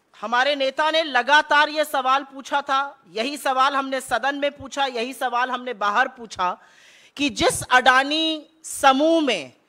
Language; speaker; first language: Hindi; native; Hindi